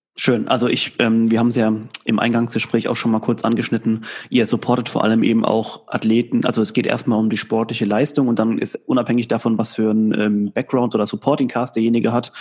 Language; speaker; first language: German; native; German